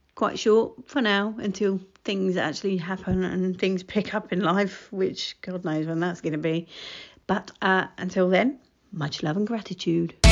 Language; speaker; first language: English; native; English